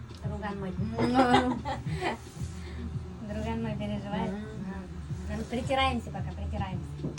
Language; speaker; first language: Russian; non-native, local second language; Bashkir